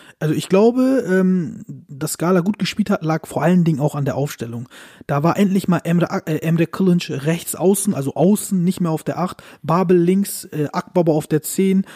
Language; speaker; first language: German; early bilingual, other home language; Turkish